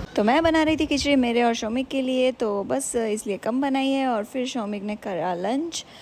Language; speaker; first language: Hindi; non-native, local second language; Gujarati